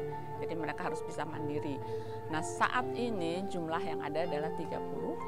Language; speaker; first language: Indonesian; native; Indonesian